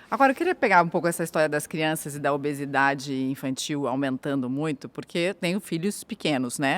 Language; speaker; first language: Portuguese; native; Portuguese